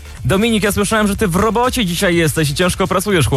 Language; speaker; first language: Polish; native; Polish